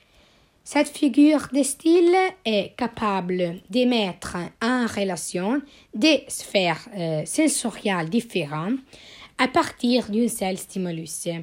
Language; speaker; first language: French; non-native, learner; Italian